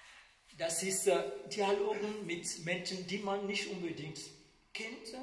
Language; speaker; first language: German; non-native, fluent; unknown